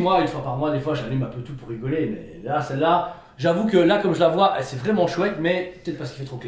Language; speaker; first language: French; native; French